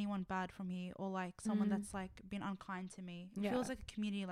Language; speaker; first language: English; non-native, local second language; Arabic